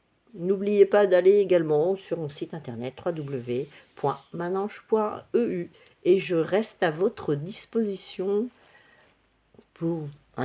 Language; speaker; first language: French; native; French